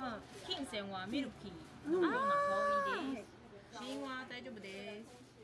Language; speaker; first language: Japanese; non-native, learner; Chinese